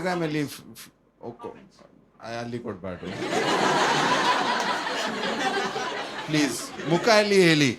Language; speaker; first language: Kannada; non-native, learner; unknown